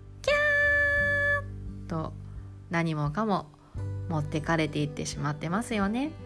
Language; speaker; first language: Japanese; native; Japanese